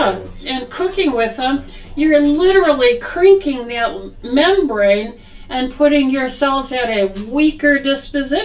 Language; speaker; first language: English; native; English